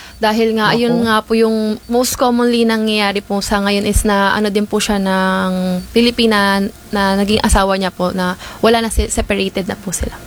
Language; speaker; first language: Filipino; native; Filipino